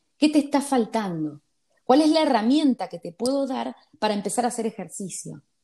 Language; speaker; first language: Spanish; native; Spanish